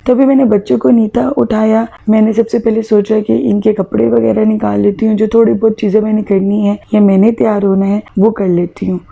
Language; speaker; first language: Urdu; native; Urdu